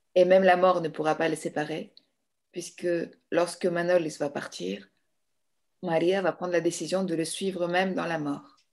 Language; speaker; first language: French; non-native, fluent; Greek